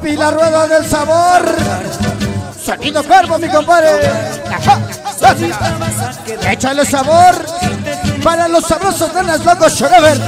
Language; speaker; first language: Spanish; native; Spanish